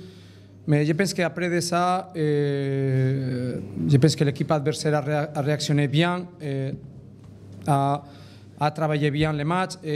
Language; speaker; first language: French; non-native, learner; Spanish